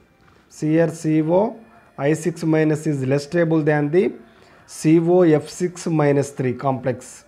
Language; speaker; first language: English; non-native, local second language; Telugu